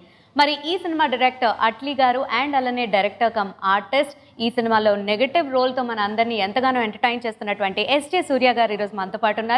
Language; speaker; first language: Telugu; native; Telugu